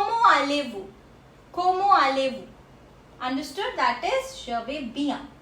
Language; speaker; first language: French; non-native, fluent; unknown